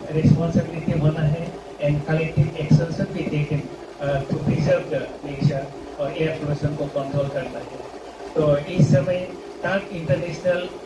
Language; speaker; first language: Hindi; non-native, local second language; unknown